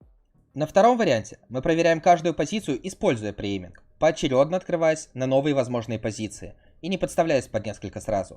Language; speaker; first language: Russian; native; Russian